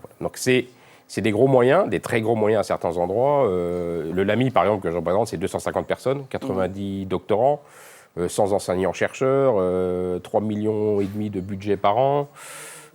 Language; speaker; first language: French; native; French